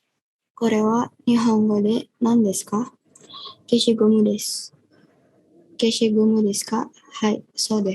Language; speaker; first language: Japanese; non-native, learner; Indonesian